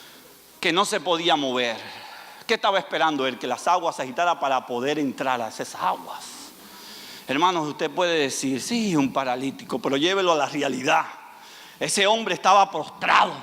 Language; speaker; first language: Spanish; native; Spanish